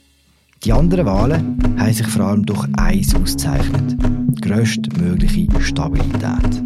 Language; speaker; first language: German; native; German